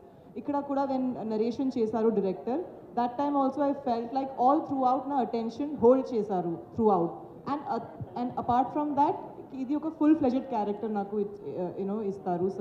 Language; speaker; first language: Telugu; non-native, learner; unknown